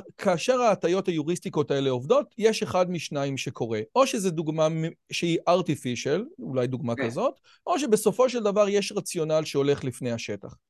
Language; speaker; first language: Hebrew; native; Hebrew